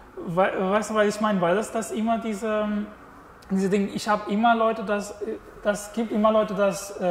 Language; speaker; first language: German; non-native, learner; Portuguese